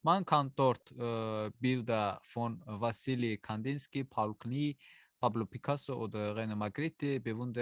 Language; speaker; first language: German; non-native, learner; Azerbaijani